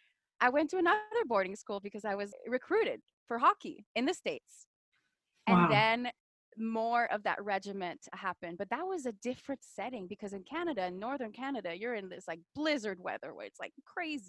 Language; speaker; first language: English; non-native, fluent; French